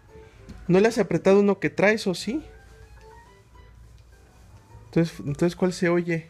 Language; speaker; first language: Spanish; native; Spanish